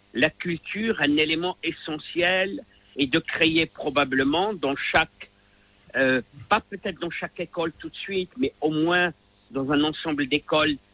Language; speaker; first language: French; non-native, local second language; Arabic